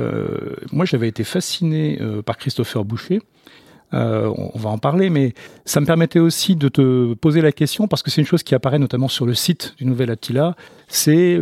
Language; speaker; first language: French; native; French